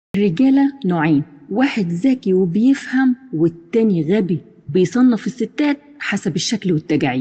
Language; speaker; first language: Arabic; native; Arabic